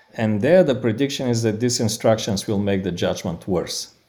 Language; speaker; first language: English; non-native, fluent; Bulgarian